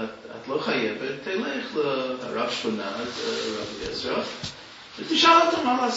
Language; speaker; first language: Hebrew; non-native, fluent; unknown